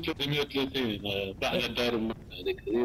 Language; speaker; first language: Arabic; native; Arabic